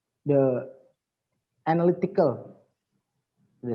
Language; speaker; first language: English; non-native, learner; Indonesian